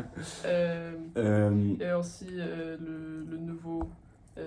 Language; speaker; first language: French; non-native, learner; Swedish